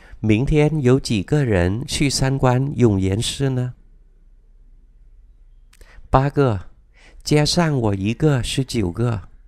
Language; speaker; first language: Chinese; non-native, fluent; Vietnamese